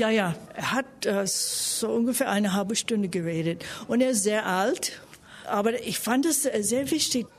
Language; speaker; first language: German; non-native, fluent; English